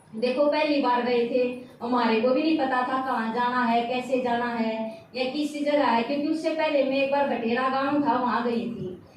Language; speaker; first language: Hindi; native; Hindi